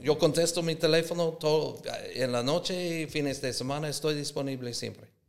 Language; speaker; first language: Spanish; non-native, fluent; English